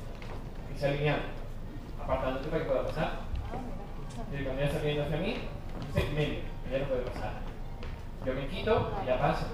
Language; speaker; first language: Spanish; native; Spanish